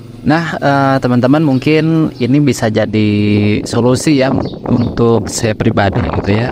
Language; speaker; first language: Indonesian; native; Indonesian